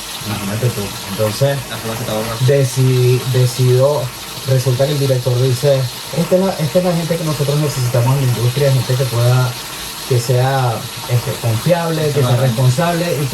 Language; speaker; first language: Spanish; native; Spanish